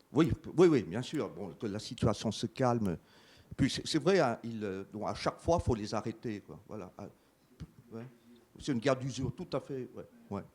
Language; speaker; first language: French; native; French